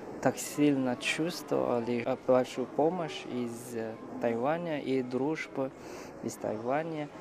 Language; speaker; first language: Russian; non-native, fluent; Chinese